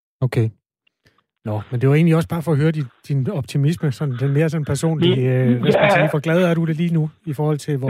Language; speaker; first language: Danish; native; Danish